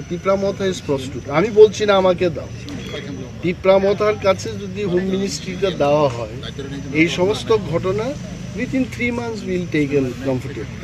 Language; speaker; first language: Bangla; non-native, local second language; Kok Borok